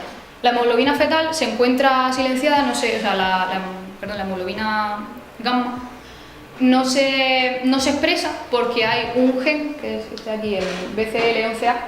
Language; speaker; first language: Spanish; native; Spanish